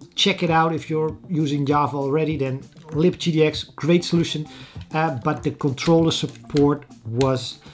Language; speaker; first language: English; non-native, fluent; Dutch